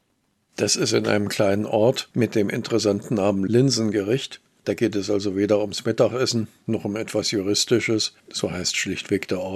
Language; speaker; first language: German; native; German